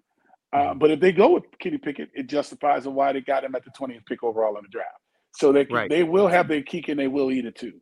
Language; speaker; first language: English; native; English